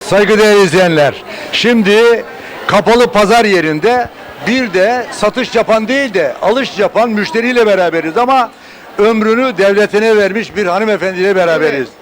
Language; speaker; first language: Turkish; native; Turkish